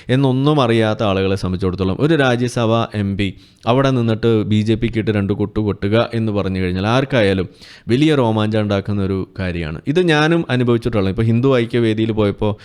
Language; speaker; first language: Malayalam; native; Malayalam